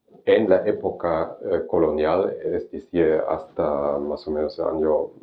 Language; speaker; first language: Spanish; non-native, fluent; German